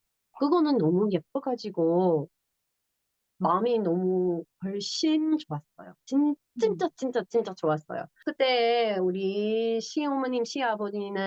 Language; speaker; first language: Korean; non-native, learner; English